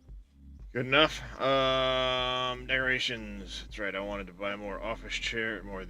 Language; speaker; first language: English; native; English